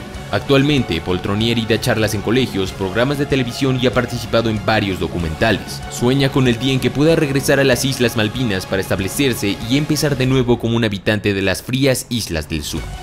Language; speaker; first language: Spanish; native; Spanish